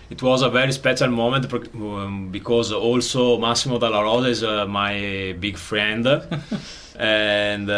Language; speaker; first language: English; non-native, learner; Italian